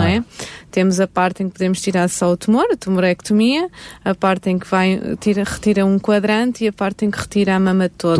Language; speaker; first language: Portuguese; native; Portuguese